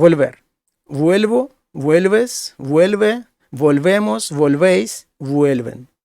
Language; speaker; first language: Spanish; non-native, fluent; Ukrainian